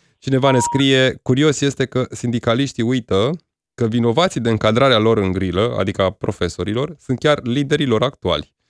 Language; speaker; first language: Romanian; native; Romanian